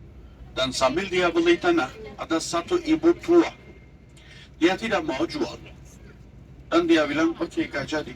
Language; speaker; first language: Indonesian; non-native, fluent; Turkish